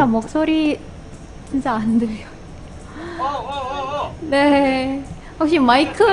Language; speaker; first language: Korean; non-native, fluent; Indonesian